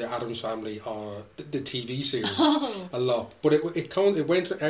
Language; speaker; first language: English; native; English